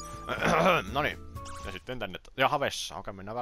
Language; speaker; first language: Finnish; native; Finnish